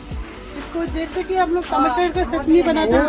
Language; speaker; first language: Hindi; non-native, local second language; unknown